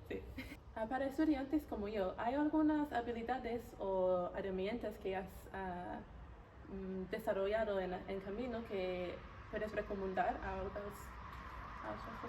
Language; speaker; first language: Spanish; non-native, learner; English